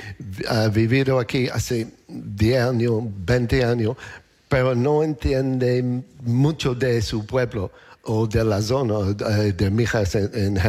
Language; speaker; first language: Spanish; non-native, learner; English